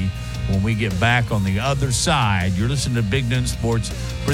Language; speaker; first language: English; native; English